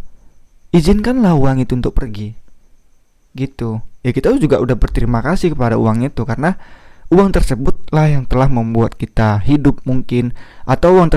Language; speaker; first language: Indonesian; native; Indonesian